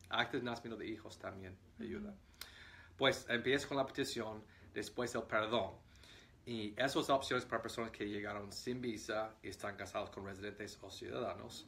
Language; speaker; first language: Spanish; non-native, fluent; English